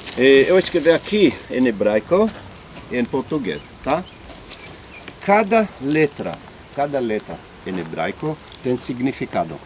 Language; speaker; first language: Portuguese; non-native, learner; Hebrew